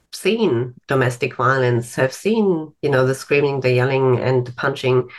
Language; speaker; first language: English; non-native, fluent; German